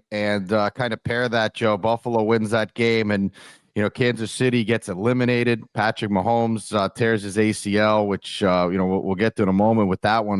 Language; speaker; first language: English; native; English